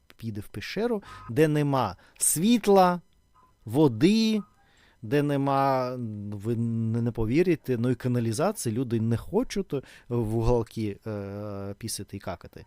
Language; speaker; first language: Ukrainian; non-native, local second language; Russian